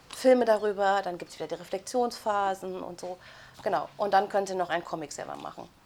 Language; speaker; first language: German; native; German